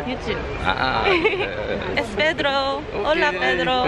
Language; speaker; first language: Spanish; non-native, learner; English